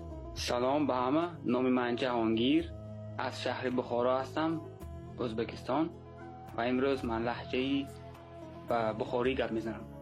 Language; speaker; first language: Persian; early bilingual, heritage; Tajik